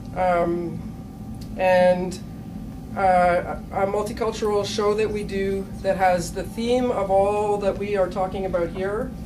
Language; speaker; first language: English; native; English